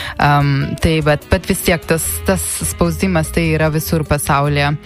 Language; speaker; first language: Lithuanian; non-native, learner; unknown